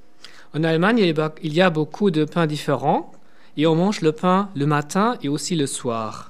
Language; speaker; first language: French; non-native, fluent; German